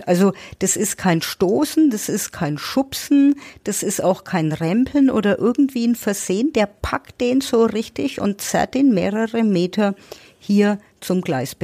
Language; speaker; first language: German; native; German